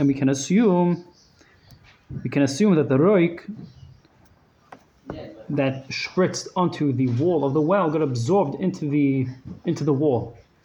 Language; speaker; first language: English; native; English